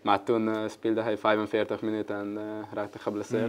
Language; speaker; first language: Dutch; non-native, learner; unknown